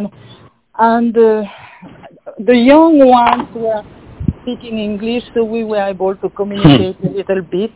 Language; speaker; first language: English; non-native, fluent; French